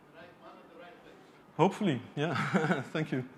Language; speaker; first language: English; non-native, fluent; Dutch